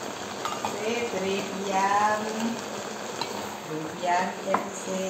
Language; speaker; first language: French; non-native, learner; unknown